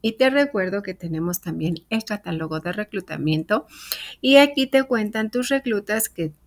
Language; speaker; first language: Spanish; native; Spanish